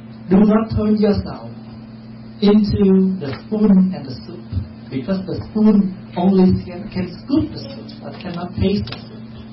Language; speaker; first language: English; non-native, fluent; Vietnamese